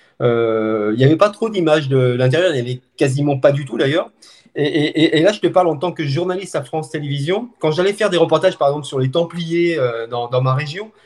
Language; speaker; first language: French; native; French